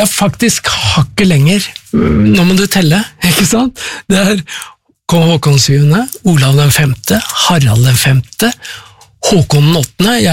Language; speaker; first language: Norwegian; native; Norwegian